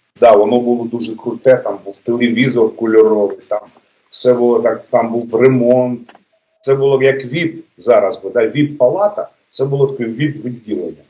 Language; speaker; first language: Ukrainian; native; Ukrainian